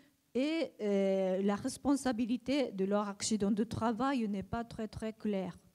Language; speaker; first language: French; non-native, learner; Japanese